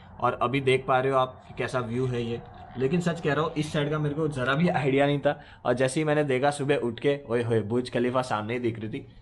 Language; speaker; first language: Hindi; native; Hindi